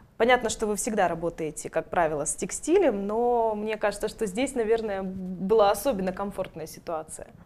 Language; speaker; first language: Russian; native; Russian